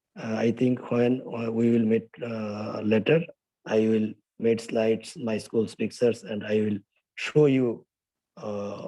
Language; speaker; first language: English; non-native, learner; Bangla